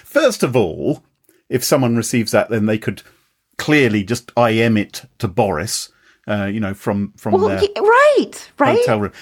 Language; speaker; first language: English; native; English